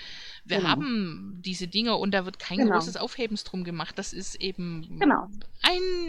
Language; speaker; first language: German; native; German